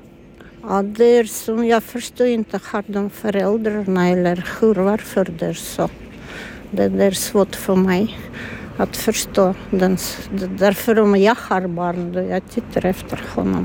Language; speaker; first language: Swedish; non-native, learner; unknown